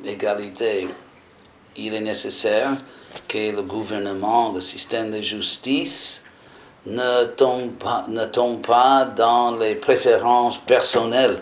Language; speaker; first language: French; non-native, fluent; English